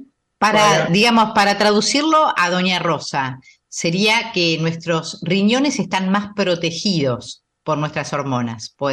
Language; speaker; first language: Spanish; native; Spanish